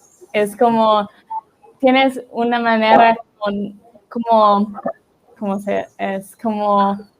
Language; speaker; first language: Spanish; non-native, learner; English